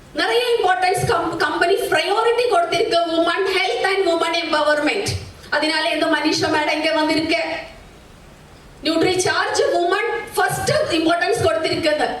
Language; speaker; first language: Tamil; non-native, learner; Malayalam